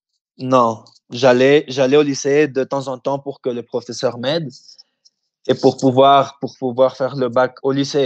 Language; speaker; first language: French; early bilingual, heritage; French